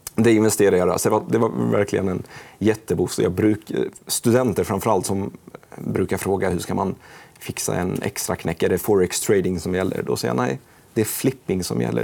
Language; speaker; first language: Swedish; non-native, fluent; Arabic